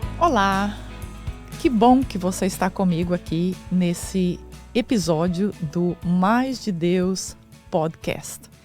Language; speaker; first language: Portuguese; native; Portuguese